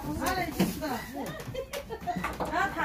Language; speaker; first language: Russian; non-native, learner; Vietnamese